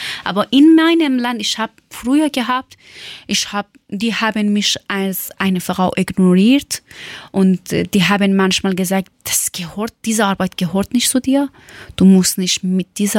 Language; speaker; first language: German; non-native, learner; Persian